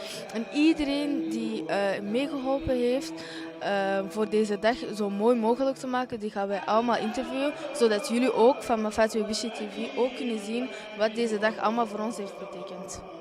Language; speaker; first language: Dutch; early bilingual, other home language; Wolof